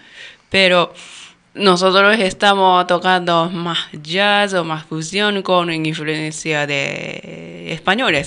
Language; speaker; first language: Spanish; non-native, learner; Japanese